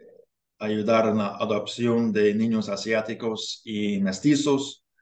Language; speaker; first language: Spanish; non-native, learner; English